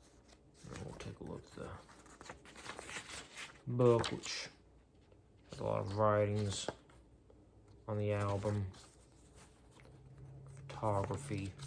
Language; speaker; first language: English; native; English